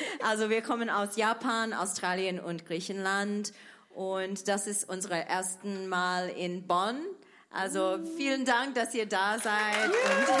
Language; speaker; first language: German; non-native, fluent; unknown